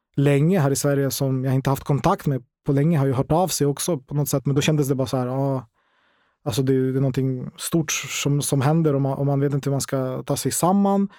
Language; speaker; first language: Swedish; non-native, fluent; Ukrainian